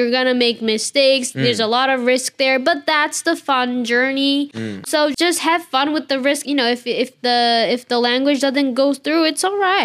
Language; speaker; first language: English; non-native, fluent; Japanese